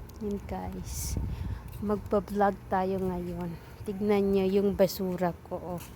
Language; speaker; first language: Filipino; non-native, local second language; Cebuano